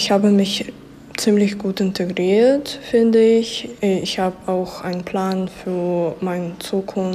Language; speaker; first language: German; non-native, fluent; Ukrainian